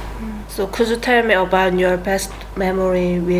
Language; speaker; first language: English; non-native, learner; Korean